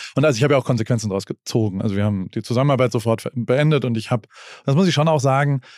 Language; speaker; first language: German; native; German